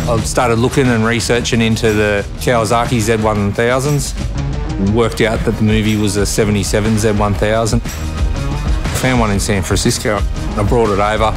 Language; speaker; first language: English; native; English